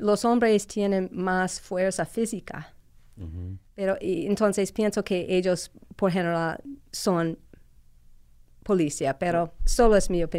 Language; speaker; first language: Spanish; non-native, fluent; English